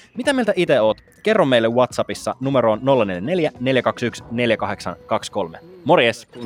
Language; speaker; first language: Finnish; native; Finnish